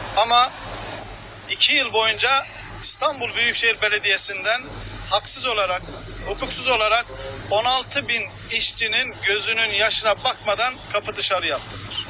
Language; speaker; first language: Turkish; native; Turkish